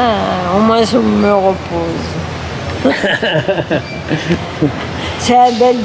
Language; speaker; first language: French; native; French